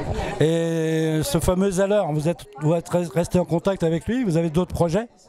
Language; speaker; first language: French; native; French